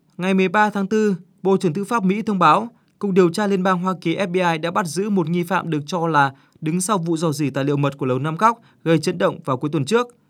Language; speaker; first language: Vietnamese; native; Vietnamese